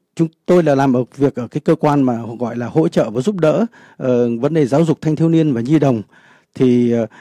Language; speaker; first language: Vietnamese; native; Vietnamese